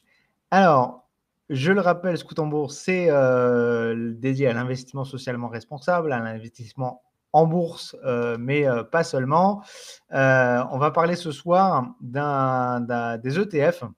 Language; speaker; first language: French; native; French